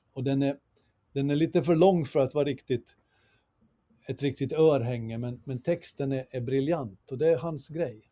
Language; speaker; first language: Swedish; native; Swedish